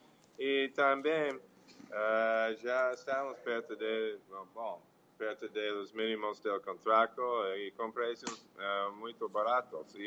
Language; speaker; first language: Portuguese; non-native, fluent; English